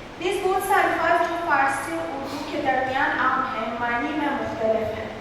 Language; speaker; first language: Urdu; non-native, fluent; Persian